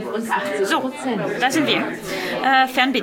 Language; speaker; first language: German; non-native, learner; French